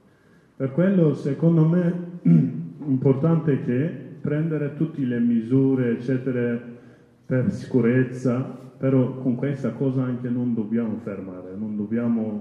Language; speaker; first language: Italian; non-native, learner; Kurdish